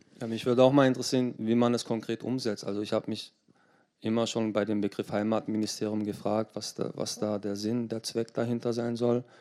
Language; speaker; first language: German; early bilingual, other home language; Turkish